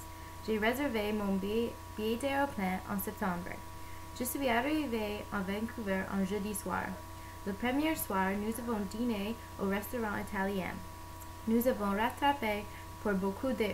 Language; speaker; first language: French; non-native, learner; English